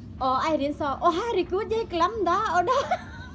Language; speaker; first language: Norwegian; non-native, learner; Thai